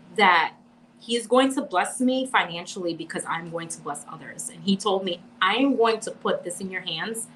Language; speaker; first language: English; native; English